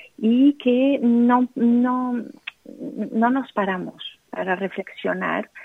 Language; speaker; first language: Spanish; non-native, fluent; French